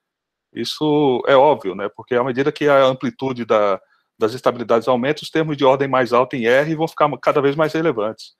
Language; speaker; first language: Portuguese; native; Portuguese